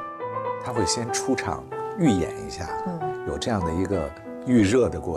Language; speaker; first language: Chinese; native; Chinese